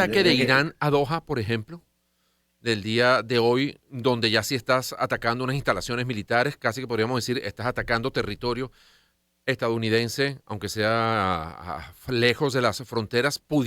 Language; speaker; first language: Spanish; native; Spanish